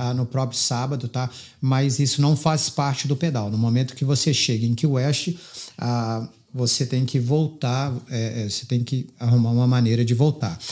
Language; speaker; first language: Portuguese; native; Portuguese